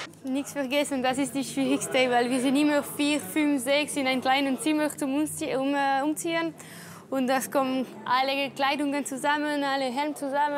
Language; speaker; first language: German; non-native, local second language; French